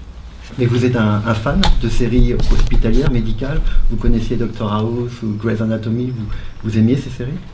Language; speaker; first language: French; native; French